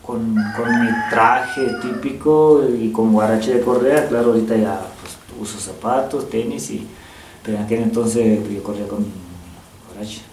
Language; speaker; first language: Spanish; non-native, local second language; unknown